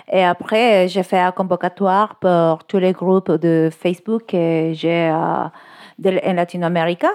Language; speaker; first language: French; non-native, learner; Spanish